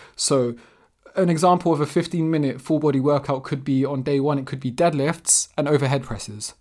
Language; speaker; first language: English; native; English